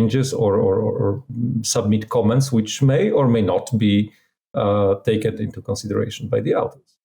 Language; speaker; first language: English; non-native, fluent; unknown